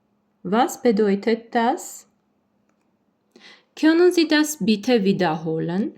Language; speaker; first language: German; non-native, fluent; Armenian